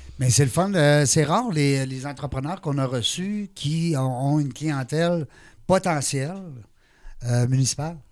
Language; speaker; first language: French; native; French